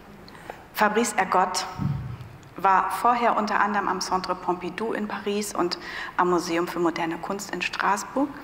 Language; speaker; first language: German; native; German